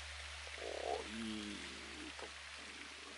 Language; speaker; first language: Japanese; native; Japanese